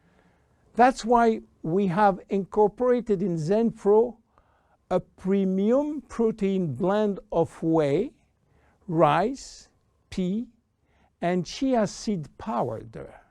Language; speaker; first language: English; non-native, fluent; French